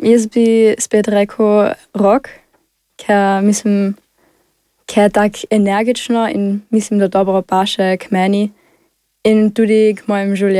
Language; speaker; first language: Slovenian; non-native, local second language; German